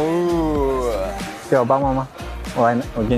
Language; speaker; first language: Chinese; non-native, fluent; English